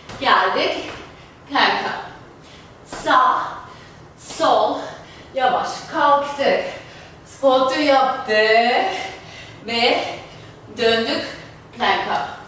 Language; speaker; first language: Turkish; non-native, fluent; German